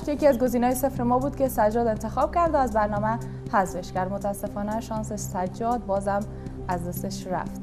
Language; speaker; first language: Persian; native; Persian